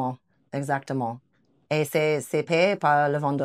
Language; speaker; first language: French; non-native, fluent; English